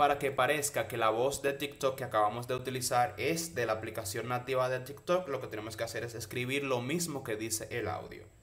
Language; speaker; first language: Spanish; native; Spanish